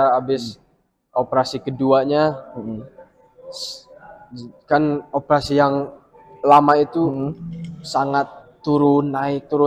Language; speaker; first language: Indonesian; early bilingual, heritage; English